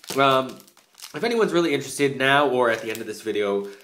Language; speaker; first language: English; native; English